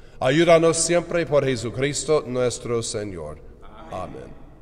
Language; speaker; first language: Spanish; non-native, learner; English